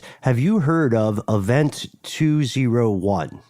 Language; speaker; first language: English; native; English